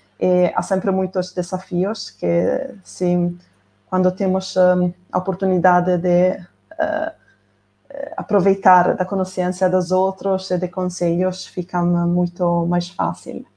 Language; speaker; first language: Portuguese; non-native, fluent; Italian